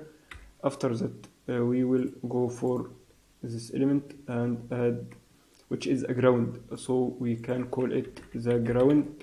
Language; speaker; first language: English; non-native, fluent; Arabic